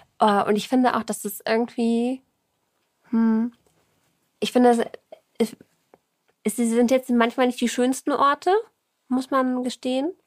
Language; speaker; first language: German; native; German